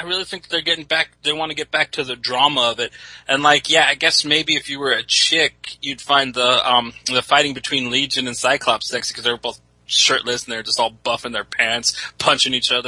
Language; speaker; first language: English; native; English